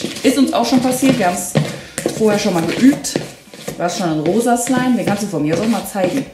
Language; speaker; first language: German; native; German